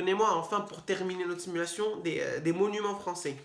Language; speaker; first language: French; native; French